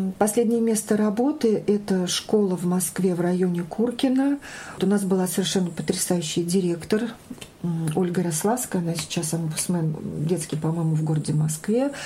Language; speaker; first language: Russian; native; Russian